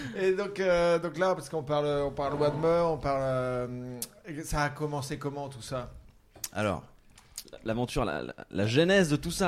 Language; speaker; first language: French; native; French